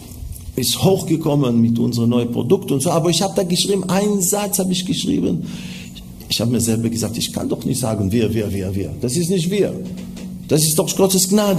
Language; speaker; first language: German; non-native, fluent; Hebrew